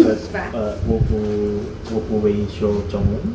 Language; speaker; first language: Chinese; non-native, learner; Filipino